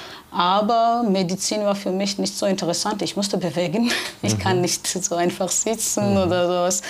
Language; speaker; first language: German; non-native, fluent; Georgian